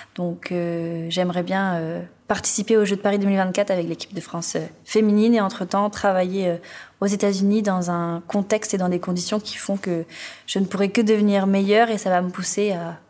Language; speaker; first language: French; native; French